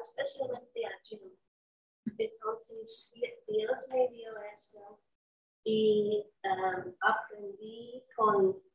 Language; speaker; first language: Spanish; non-native, learner; English